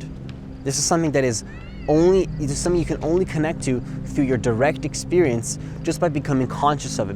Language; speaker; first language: English; native; English